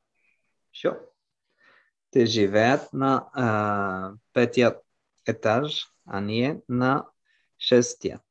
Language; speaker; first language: Bulgarian; non-native, learner; French